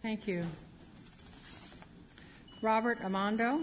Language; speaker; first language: English; native; English